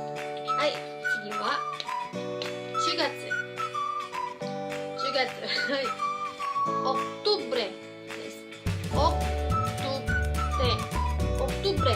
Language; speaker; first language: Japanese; non-native, fluent; Cebuano